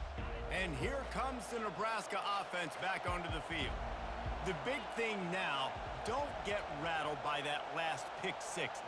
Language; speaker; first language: English; native; English